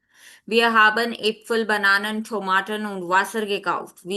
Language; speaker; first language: German; non-native, fluent; Hindi